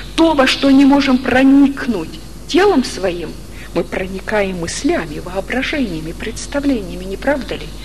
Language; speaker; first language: Russian; native; Russian